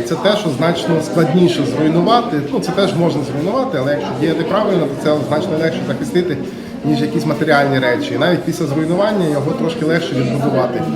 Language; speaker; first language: Ukrainian; native; Ukrainian